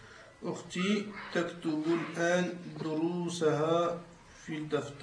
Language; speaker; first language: Arabic; non-native, learner; French